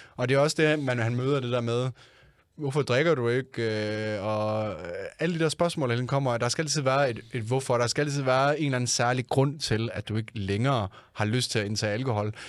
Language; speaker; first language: Danish; native; Danish